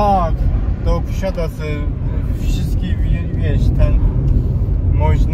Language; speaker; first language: Polish; non-native, learner; Turkish